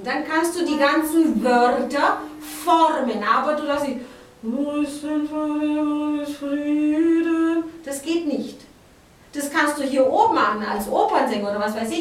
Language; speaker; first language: German; native; German